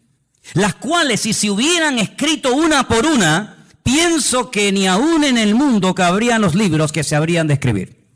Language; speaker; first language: Spanish; native; Spanish